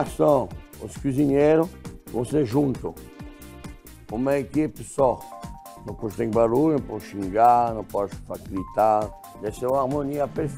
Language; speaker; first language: Portuguese; non-native, fluent; French